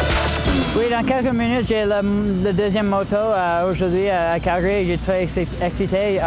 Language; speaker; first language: French; non-native, local second language; English